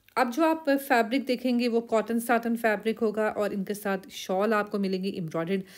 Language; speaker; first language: Urdu; native; Urdu